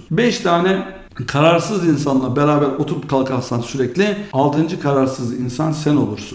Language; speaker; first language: Turkish; early bilingual, heritage; Turkish